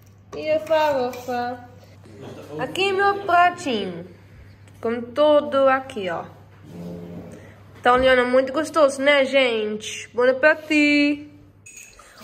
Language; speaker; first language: Portuguese; non-native, learner; Dutch